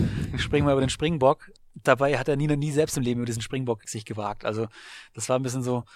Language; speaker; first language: German; native; German